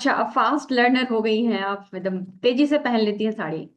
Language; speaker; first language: Hindi; native; Hindi